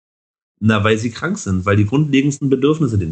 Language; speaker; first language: German; native; German